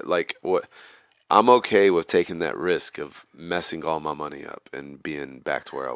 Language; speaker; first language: English; native; English